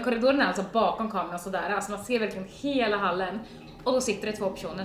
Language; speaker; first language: Swedish; native; Swedish